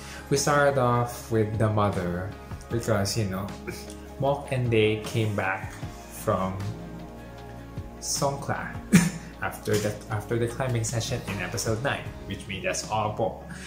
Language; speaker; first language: English; non-native, local second language; Filipino